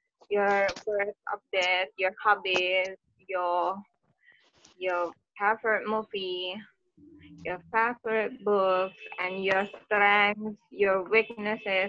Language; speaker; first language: English; non-native, fluent; Indonesian